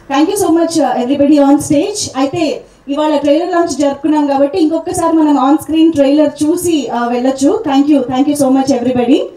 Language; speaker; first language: Telugu; native; Telugu